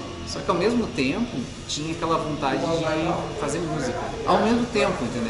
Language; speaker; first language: Portuguese; native; Portuguese